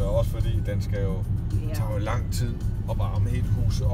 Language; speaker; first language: Danish; native; Danish